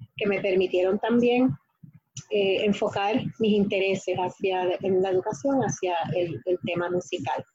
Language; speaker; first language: Spanish; native; Spanish